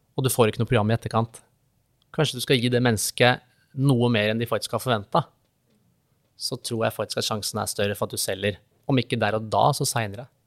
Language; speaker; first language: Norwegian; native; Norwegian